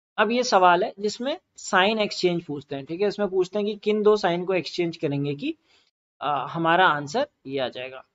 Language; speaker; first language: Hindi; native; Hindi